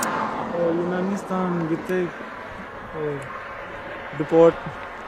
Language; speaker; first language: Turkish; non-native, learner; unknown